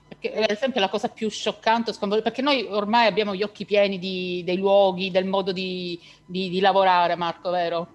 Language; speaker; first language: Italian; native; Italian